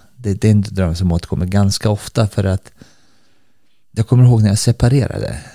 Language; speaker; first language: Swedish; early bilingual, other home language; Bosnian